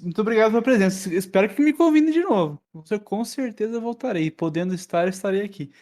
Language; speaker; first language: Portuguese; native; Portuguese